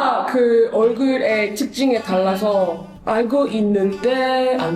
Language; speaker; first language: Korean; non-native, learner; French